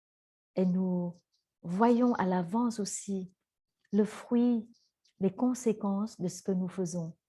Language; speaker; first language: French; non-native, fluent; Vietnamese